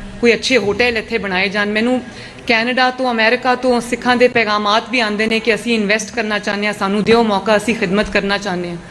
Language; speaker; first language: Punjabi; native; Punjabi